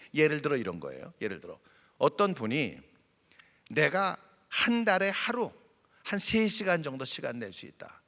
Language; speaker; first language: Korean; native; Korean